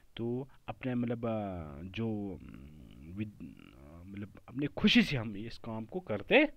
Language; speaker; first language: Hindi; non-native, local second language; Kashmiri